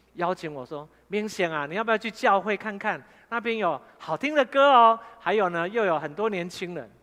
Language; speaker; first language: Chinese; native; Chinese